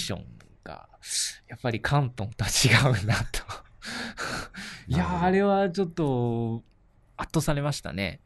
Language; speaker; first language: Japanese; native; Japanese